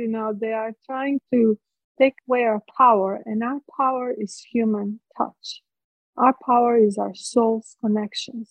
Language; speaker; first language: English; non-native, fluent; Croatian